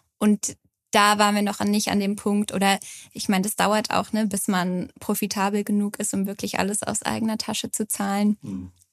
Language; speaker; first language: German; native; German